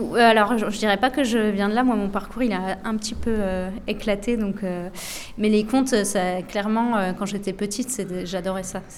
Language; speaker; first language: French; native; French